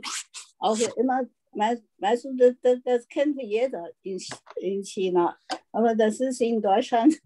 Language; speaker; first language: German; non-native, fluent; Chinese